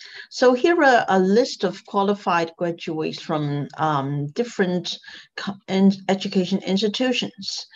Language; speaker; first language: English; non-native, local second language; Cantonese